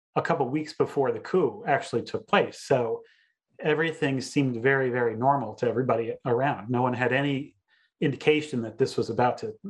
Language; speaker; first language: English; native; English